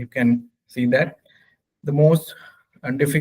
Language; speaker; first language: English; non-native, local second language; Hindi